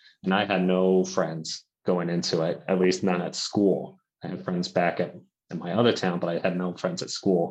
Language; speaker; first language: English; native; English